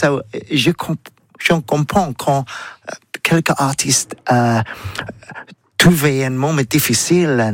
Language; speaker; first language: French; non-native, learner; English